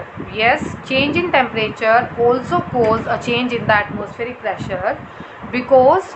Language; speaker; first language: English; non-native, local second language; Hindi